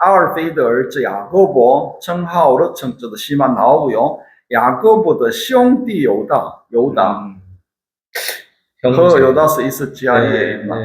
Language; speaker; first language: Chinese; non-native, fluent; Korean